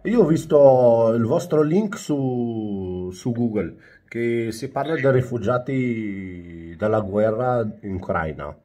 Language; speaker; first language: Italian; non-native, fluent; Arabic